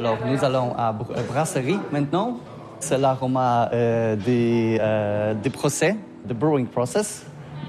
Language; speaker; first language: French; non-native, learner; Polish